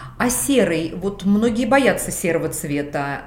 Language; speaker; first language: Russian; native; Russian